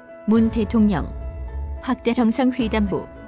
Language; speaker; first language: Korean; native; Korean